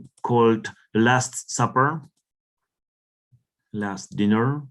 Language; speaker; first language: English; non-native, learner; Czech